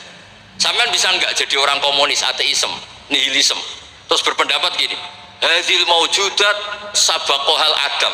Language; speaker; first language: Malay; non-native, local second language; Javanese